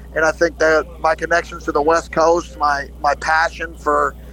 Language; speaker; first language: English; native; English